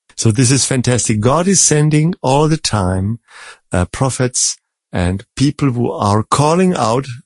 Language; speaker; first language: English; non-native, fluent; Czech